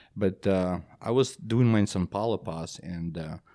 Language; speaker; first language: English; non-native, fluent; Belarusian